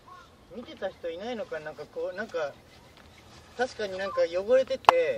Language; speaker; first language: Japanese; native; Japanese